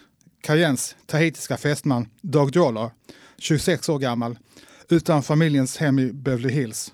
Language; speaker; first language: Swedish; native; Swedish